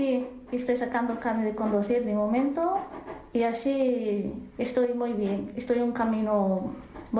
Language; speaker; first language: Spanish; non-native, learner; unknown